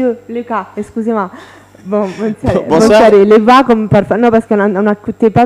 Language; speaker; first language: French; non-native, fluent; Italian